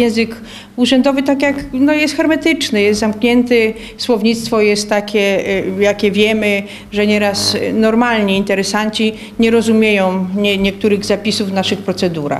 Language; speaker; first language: Polish; native; Polish